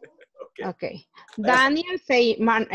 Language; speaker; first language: English; non-native, learner; Spanish